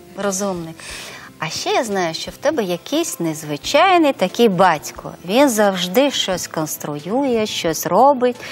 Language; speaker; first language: Ukrainian; native; Ukrainian